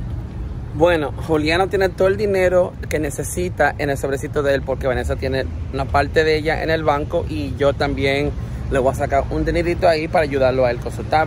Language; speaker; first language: Spanish; native; Spanish